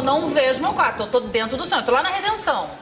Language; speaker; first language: Portuguese; native; Portuguese